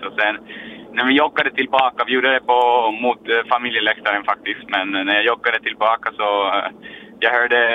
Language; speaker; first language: Swedish; non-native, learner; Finnish